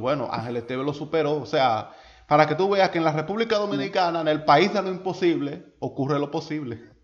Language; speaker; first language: Spanish; native; Spanish